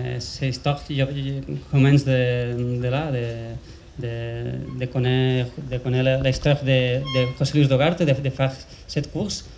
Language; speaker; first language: French; non-native, learner; Spanish